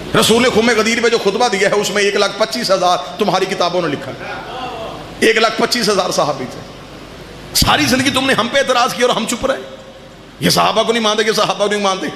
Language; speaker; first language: Urdu; non-native, local second language; Punjabi